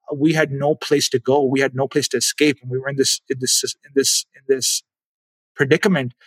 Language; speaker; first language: English; non-native, local second language; Urdu